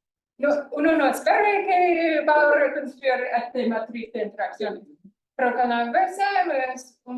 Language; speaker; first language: Spanish; non-native, fluent; English